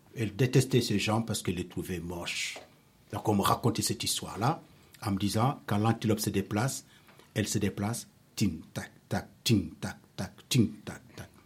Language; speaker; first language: French; non-native, local second language; Wolof